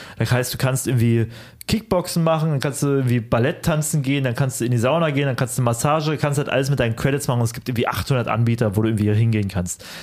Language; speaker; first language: German; early bilingual, other home language; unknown